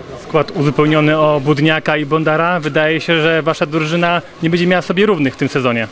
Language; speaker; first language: Polish; native; Polish